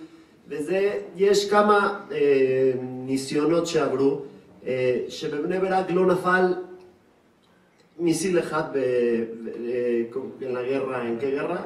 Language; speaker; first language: Hebrew; non-native, fluent; Spanish